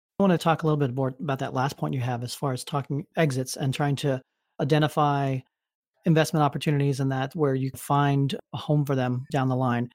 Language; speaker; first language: English; native; English